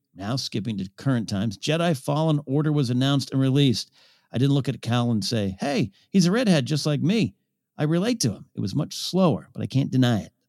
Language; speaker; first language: English; early bilingual, other home language; Ukrainian